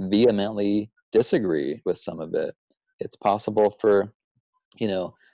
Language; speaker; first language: English; native; English